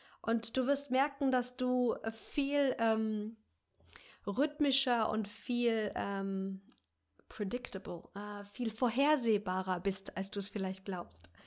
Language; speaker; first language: German; native; German